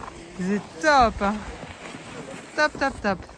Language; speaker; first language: French; native; French